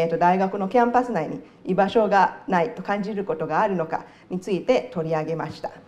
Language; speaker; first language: Japanese; non-native, fluent; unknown